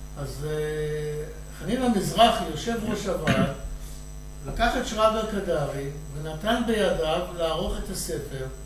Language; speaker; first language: Hebrew; native; Hebrew